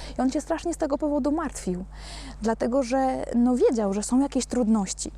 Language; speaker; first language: Polish; non-native, fluent; Spanish